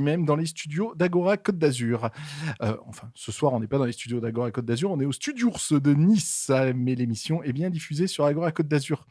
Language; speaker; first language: French; native; French